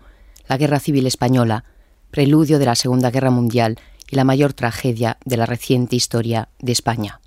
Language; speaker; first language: Spanish; native; Spanish